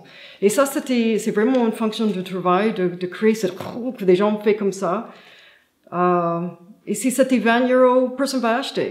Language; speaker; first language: French; non-native, fluent; English